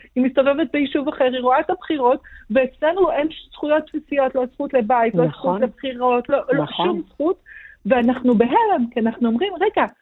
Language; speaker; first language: Hebrew; native; Hebrew